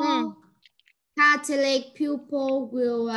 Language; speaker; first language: English; non-native, learner; Vietnamese